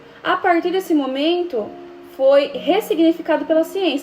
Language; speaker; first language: Portuguese; native; Portuguese